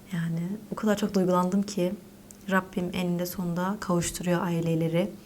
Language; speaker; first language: Turkish; early bilingual, other home language; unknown